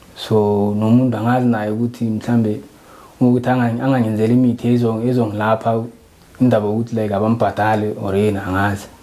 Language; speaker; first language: Zulu; non-native, local second language; Northern Sotho